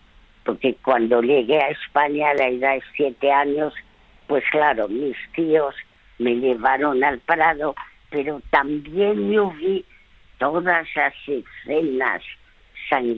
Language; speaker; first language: Spanish; early bilingual, other home language; French